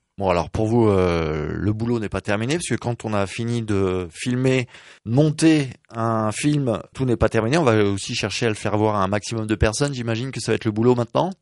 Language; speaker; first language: French; native; French